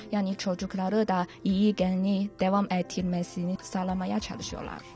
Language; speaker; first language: Turkish; non-native, learner; Chinese